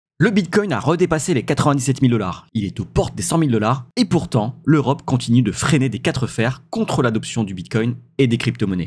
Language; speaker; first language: French; native; French